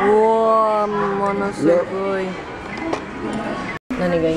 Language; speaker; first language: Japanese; non-native, learner; Filipino